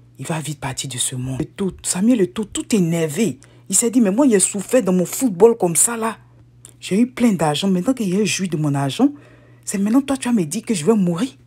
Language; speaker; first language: French; native; French